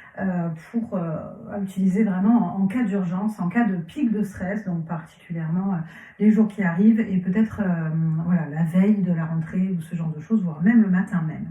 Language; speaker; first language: French; native; French